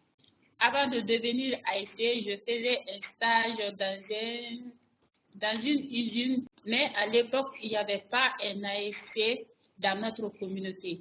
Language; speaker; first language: French; non-native, local second language; Bambara